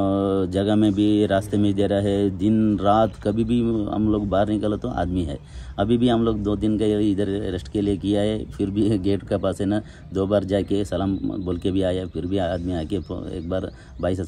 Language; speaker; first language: Hindi; non-native, local second language; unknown